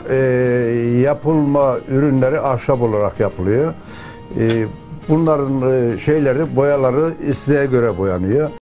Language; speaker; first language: Turkish; native; Turkish